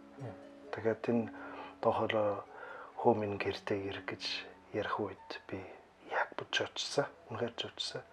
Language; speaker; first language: Mongolian; non-native, fluent; German